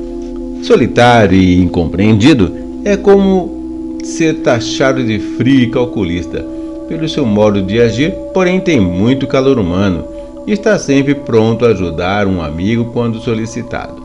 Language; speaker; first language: Portuguese; native; Portuguese